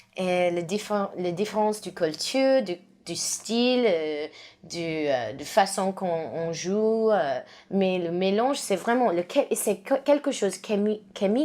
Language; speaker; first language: French; non-native, learner; English